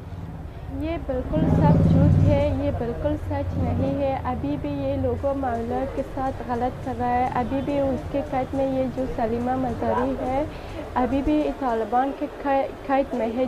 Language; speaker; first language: Hindi; non-native, fluent; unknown